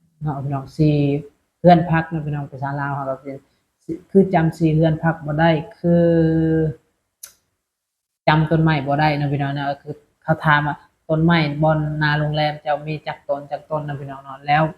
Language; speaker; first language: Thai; non-native, local second language; Lao